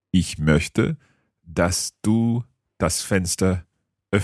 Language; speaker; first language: German; non-native, learner; English